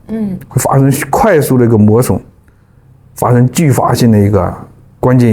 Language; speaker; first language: Chinese; native; Chinese